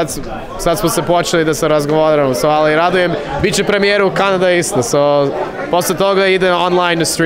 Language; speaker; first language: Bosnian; early bilingual, heritage; Serbian